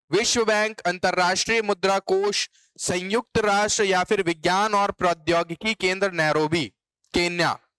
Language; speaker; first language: Hindi; native; Hindi